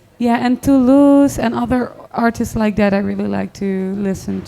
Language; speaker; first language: English; non-native, fluent; Dutch